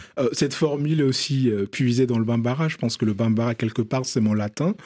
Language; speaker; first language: French; non-native, local second language; Bambara